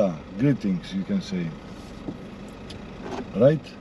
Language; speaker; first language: English; non-native, learner; Greek